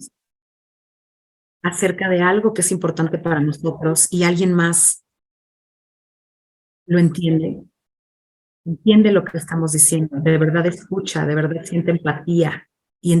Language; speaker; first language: Spanish; non-native, fluent; English